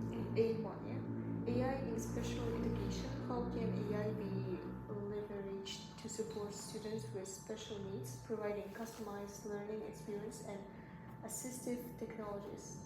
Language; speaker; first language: English; non-native, learner; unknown